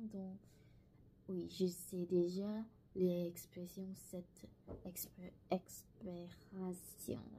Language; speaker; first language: French; non-native, learner; Korean